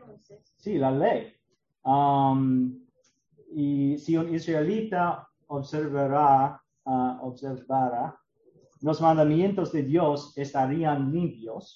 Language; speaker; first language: Spanish; non-native, learner; English